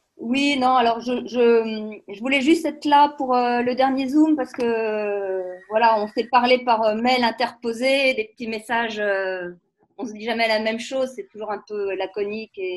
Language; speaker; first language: French; native; French